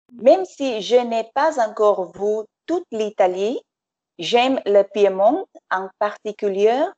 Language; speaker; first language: French; non-native, fluent; English